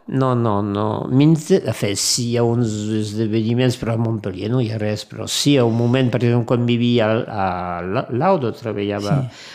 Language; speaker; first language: Catalan; non-native, local second language; French